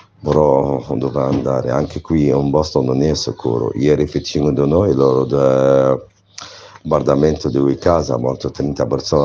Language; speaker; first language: Italian; non-native, learner; Arabic